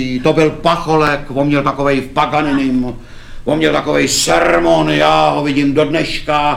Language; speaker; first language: Czech; native; Czech